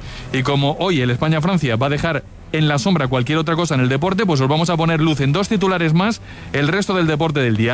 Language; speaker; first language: Spanish; native; Spanish